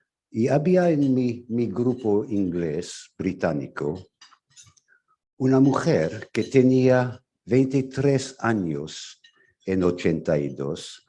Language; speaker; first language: Spanish; non-native, fluent; English